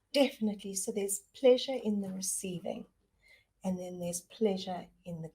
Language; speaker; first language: English; native; English